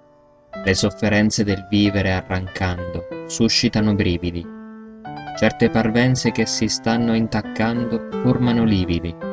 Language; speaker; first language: Italian; native; Italian